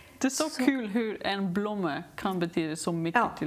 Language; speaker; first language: Swedish; non-native, learner; English